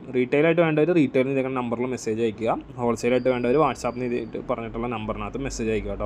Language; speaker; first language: Malayalam; native; Malayalam